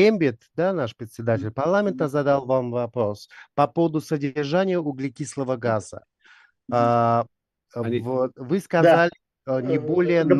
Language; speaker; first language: Russian; native; Russian